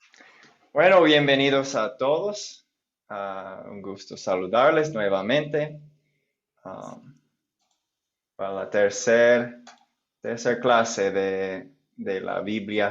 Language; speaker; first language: Spanish; non-native, fluent; English